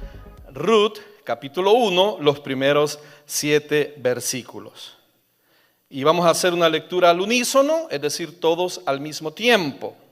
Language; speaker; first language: Spanish; native; Spanish